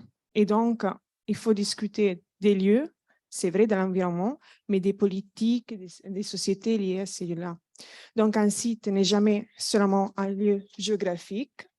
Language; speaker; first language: French; non-native, fluent; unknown